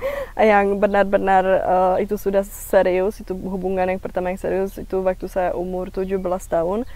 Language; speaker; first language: Indonesian; non-native, fluent; Czech